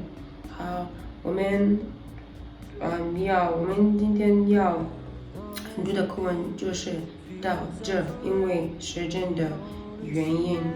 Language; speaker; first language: Chinese; non-native, learner; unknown